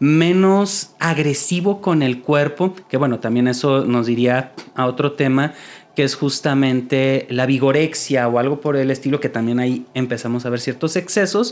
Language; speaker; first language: Spanish; native; Spanish